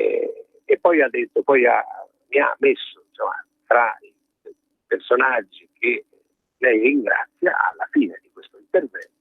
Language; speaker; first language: Italian; native; Italian